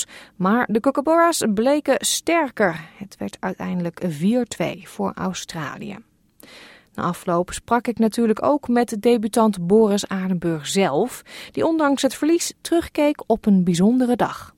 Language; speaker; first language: Dutch; native; Dutch